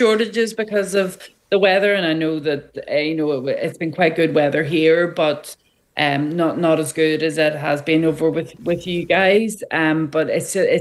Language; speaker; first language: English; native; English